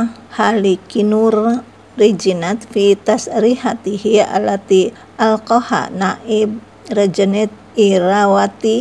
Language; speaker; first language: Arabic; non-native, fluent; Indonesian